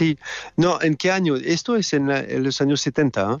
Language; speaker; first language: Spanish; non-native, fluent; French